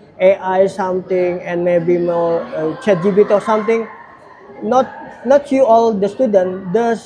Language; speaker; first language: English; non-native, learner; Indonesian